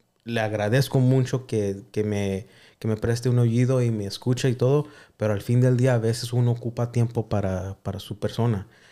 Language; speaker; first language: Spanish; early bilingual, heritage; Spanish